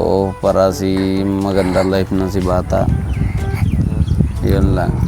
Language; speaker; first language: Filipino; non-native, learner; Punjabi